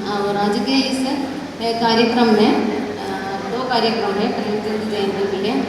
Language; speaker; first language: Hindi; non-native, local second language; Malayalam